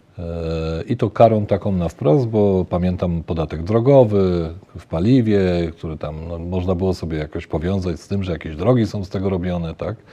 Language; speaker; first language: Polish; native; Polish